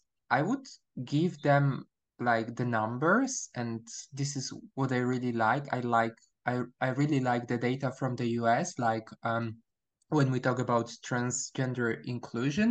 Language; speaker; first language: English; non-native, fluent; Polish